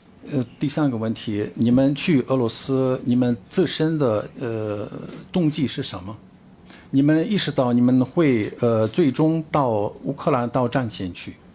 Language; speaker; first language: Chinese; non-native, fluent; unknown